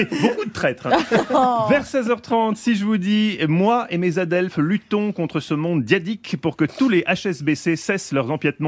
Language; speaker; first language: French; native; French